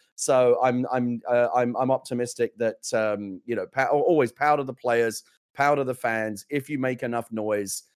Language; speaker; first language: English; native; English